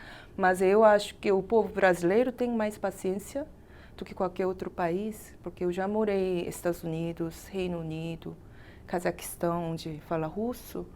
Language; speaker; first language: Portuguese; non-native, fluent; Korean